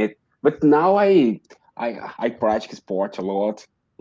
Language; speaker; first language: English; non-native, learner; Portuguese